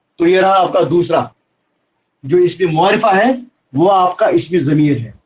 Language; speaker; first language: Urdu; non-native, local second language; Kashmiri